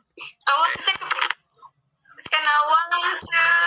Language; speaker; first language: English; non-native, learner; Indonesian